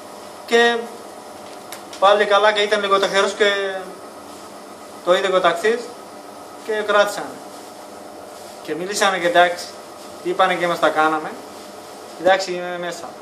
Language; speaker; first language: Greek; non-native, learner; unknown